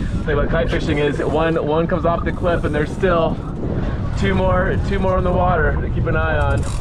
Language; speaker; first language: English; native; English